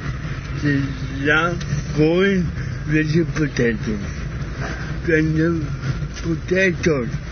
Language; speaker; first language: English; non-native, learner; German